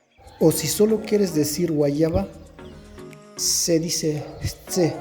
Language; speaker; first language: Spanish; non-native, local second language; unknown